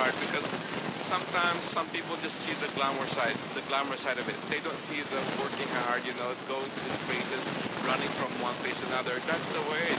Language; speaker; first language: English; native; English